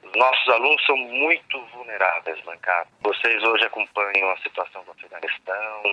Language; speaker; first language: Portuguese; native; Portuguese